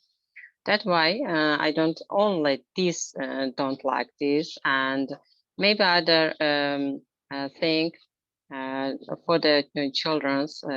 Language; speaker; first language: English; non-native, learner; Azerbaijani